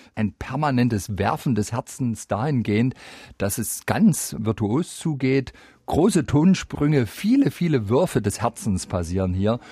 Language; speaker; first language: German; native; German